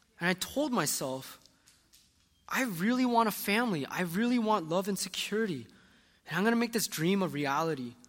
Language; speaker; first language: English; early bilingual, other home language; Korean